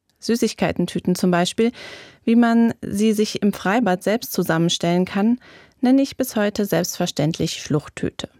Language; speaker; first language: German; native; German